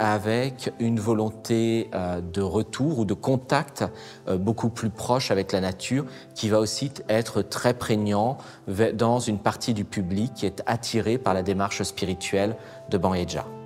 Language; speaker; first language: French; native; French